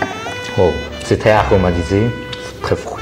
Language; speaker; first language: French; non-native, learner; Chinese